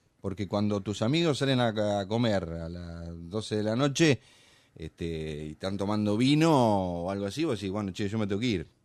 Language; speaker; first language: Spanish; native; Spanish